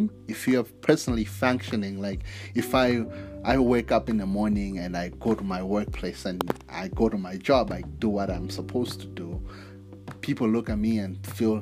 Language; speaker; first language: English; non-native, local second language; Nyanja